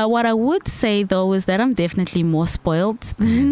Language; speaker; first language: English; non-native, local second language; Xhosa